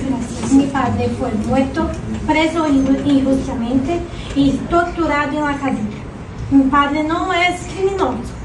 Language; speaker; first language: Spanish; non-native, learner; Portuguese